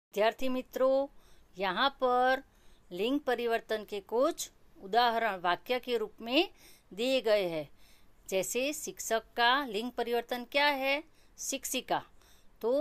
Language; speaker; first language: Hindi; non-native, local second language; Gujarati